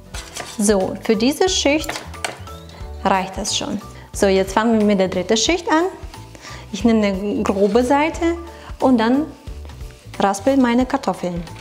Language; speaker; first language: German; non-native, fluent; Russian